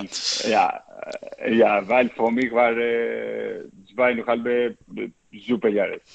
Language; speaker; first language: German; non-native, learner; Greek